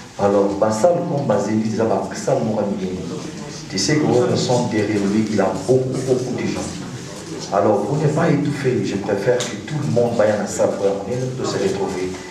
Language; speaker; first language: French; non-native, local second language; Lingala